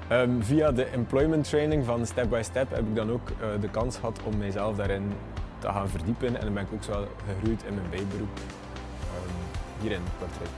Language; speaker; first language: Dutch; native; Dutch